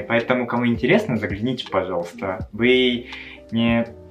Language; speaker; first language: Russian; non-native, fluent; Japanese